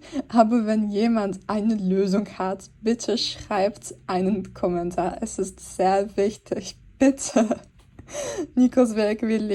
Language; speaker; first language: German; non-native, fluent; Turkish